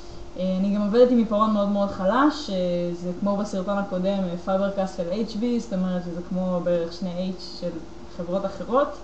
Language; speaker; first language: Hebrew; native; Hebrew